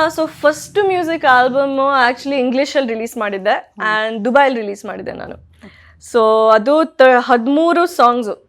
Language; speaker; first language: Kannada; early bilingual, heritage; Kannada